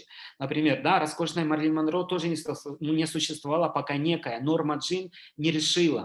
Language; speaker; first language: Russian; native; Russian